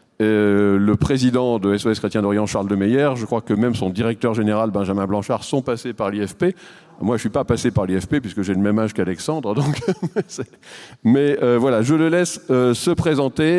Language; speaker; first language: French; native; French